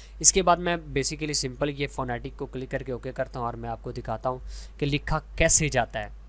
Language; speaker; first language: Urdu; native; Urdu